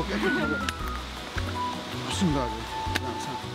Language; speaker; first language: Korean; native; Korean